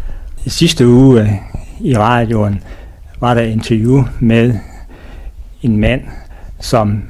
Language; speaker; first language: Danish; native; Danish